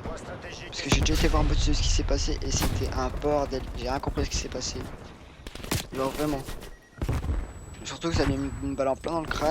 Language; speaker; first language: French; native; French